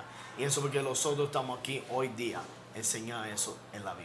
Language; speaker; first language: Spanish; non-native, learner; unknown